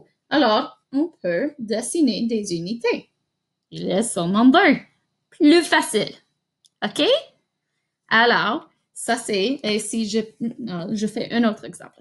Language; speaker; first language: French; non-native, fluent; English